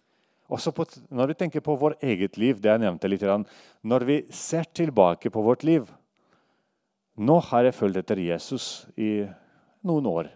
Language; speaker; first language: Norwegian; non-native, fluent; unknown